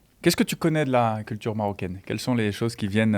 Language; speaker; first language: French; non-native, fluent; Portuguese